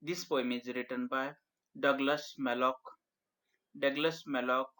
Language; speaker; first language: English; non-native, local second language; Marathi